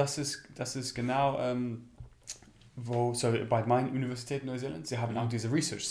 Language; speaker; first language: German; non-native, learner; English